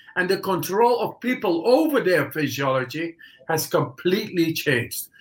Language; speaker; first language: English; non-native, fluent; Dutch